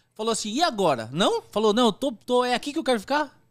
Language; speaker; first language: Portuguese; native; Portuguese